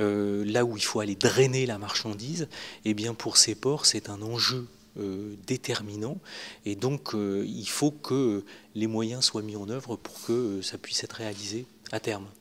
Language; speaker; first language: French; native; French